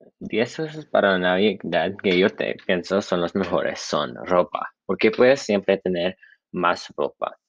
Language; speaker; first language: Spanish; non-native, learner; English